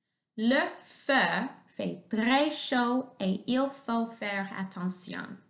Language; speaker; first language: French; non-native, fluent; English